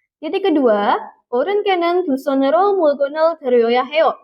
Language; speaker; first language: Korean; non-native, fluent; Indonesian